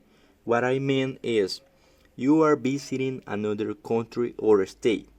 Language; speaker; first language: English; non-native, learner; Spanish